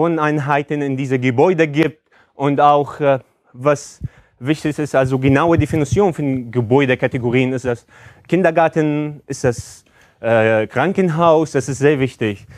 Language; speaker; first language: German; non-native, fluent; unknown